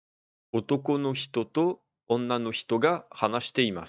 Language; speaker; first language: Japanese; non-native, learner; French